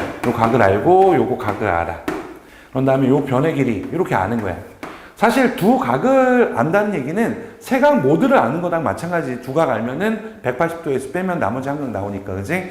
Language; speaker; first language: Korean; native; Korean